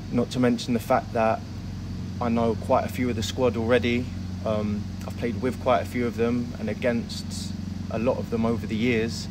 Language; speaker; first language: English; native; English